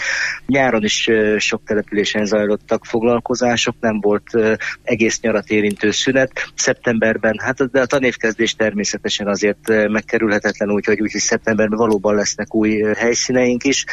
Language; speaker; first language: Hungarian; native; Hungarian